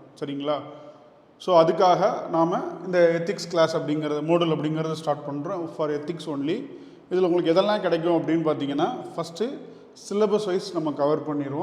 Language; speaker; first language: Tamil; native; Tamil